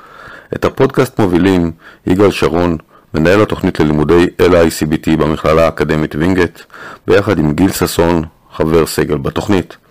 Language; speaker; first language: Hebrew; native; Hebrew